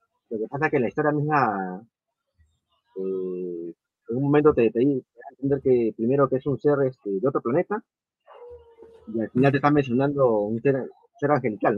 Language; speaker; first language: Spanish; native; Spanish